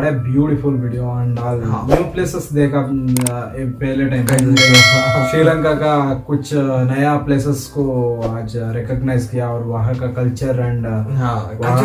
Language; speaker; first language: Hindi; non-native, local second language; Kannada